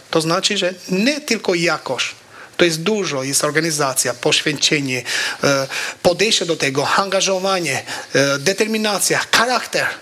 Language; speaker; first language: Polish; non-native, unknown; Albanian